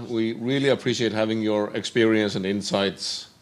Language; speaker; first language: English; non-native, fluent; Icelandic